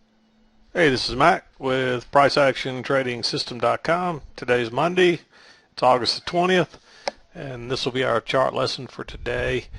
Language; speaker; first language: English; native; English